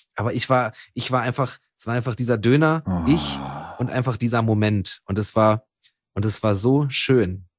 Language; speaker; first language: German; native; German